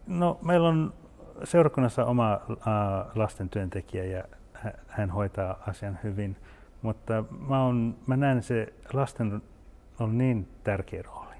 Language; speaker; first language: Finnish; early bilingual, heritage; Finnish